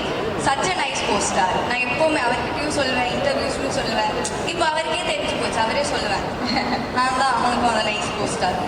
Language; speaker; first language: Tamil; non-native, learner; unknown